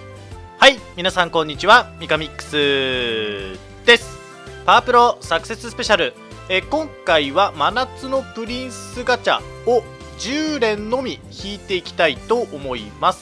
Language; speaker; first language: Japanese; native; Japanese